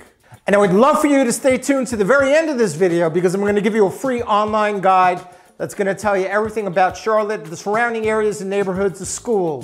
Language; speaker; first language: English; native; English